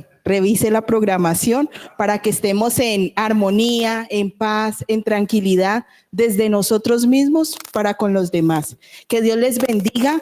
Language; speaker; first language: Spanish; native; Spanish